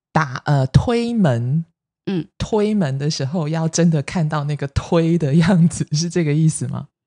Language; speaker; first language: Chinese; native; Chinese